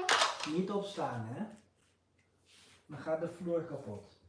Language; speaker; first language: Dutch; non-native, fluent; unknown